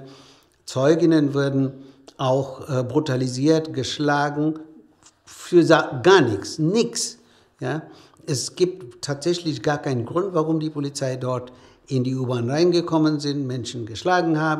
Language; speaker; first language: German; non-native, fluent; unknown